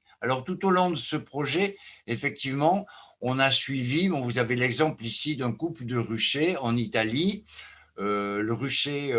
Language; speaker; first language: French; native; French